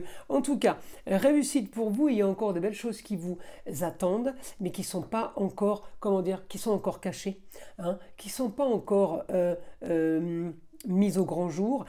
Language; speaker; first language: French; native; French